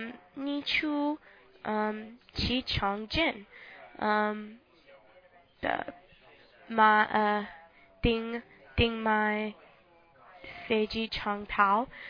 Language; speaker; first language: Chinese; non-native, learner; English